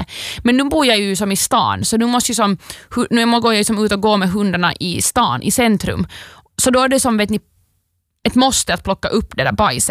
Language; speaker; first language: Swedish; native; Swedish